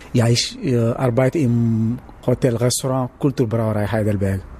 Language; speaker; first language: German; non-native, learner; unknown